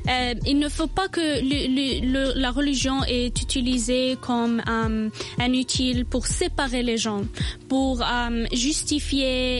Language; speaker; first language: French; non-native, local second language; Arabic